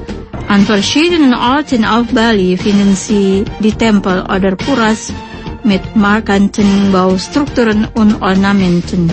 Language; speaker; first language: German; non-native, fluent; Indonesian